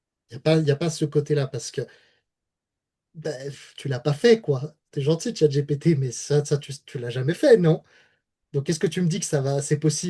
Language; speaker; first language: French; native; French